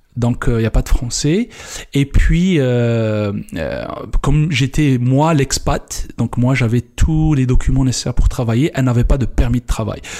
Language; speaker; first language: French; non-native, local second language; Kabyle